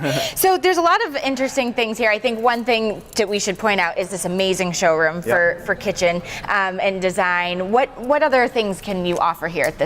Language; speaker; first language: English; native; English